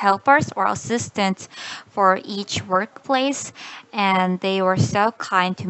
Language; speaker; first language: English; non-native, learner; Korean